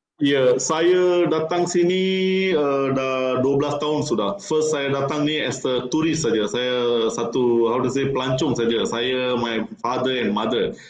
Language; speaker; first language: Malay; non-native, local second language; Tamil